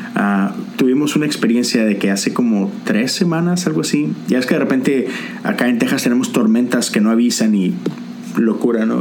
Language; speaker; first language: Spanish; native; Spanish